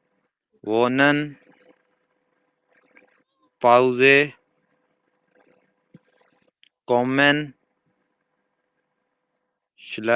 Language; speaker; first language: German; non-native, learner; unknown